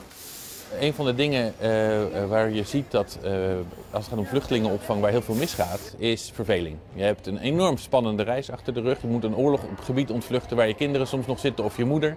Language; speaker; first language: Dutch; native; Dutch